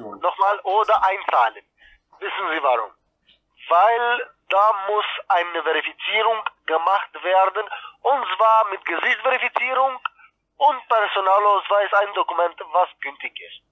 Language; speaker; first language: German; non-native, fluent; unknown